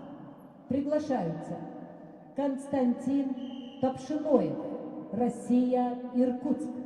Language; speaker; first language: Russian; native; Russian